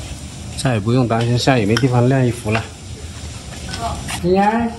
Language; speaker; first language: Chinese; native; Chinese